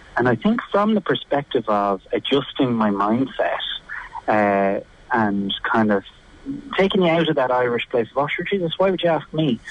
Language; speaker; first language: English; native; English